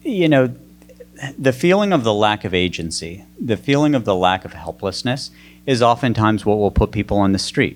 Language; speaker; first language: English; native; English